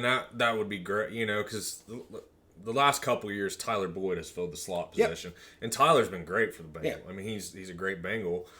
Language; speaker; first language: English; native; English